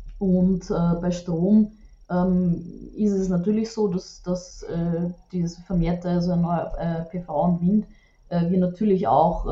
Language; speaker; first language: German; native; German